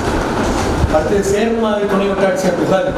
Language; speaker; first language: Tamil; native; Tamil